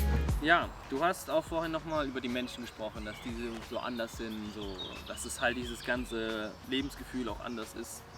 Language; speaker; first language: German; native; German